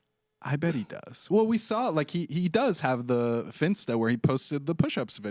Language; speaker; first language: English; native; English